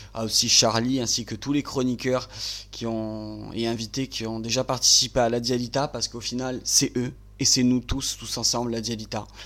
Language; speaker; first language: French; native; French